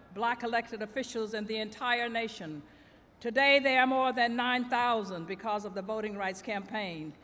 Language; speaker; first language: English; native; English